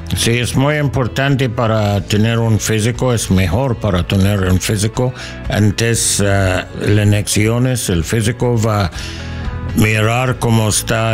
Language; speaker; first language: Spanish; non-native, learner; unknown